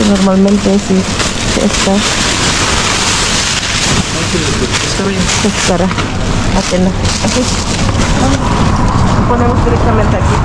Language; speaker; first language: Spanish; non-native, learner; Filipino